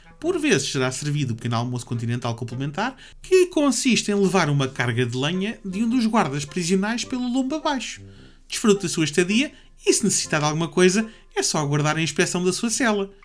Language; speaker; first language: Portuguese; native; Portuguese